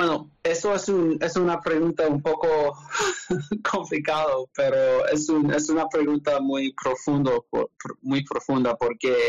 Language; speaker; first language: Spanish; non-native, learner; English